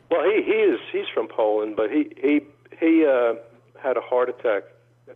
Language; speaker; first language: English; early bilingual, other home language; Polish